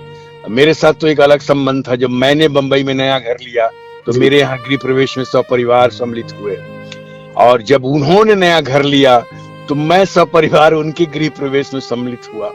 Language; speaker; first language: Hindi; native; Hindi